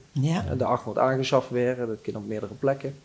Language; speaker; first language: Dutch; native; Dutch